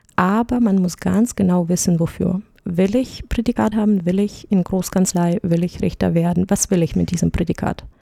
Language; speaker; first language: German; non-native, fluent; Russian